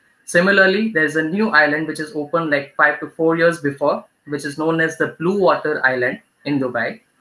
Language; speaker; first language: English; non-native, local second language; Gujarati